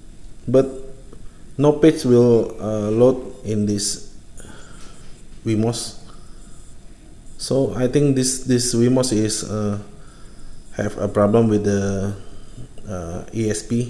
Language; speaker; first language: English; non-native, fluent; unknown